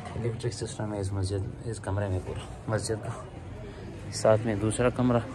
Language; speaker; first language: Urdu; non-native, local second language; Pashto